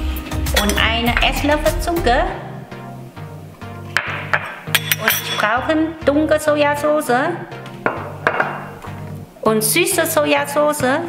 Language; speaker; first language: German; non-native, learner; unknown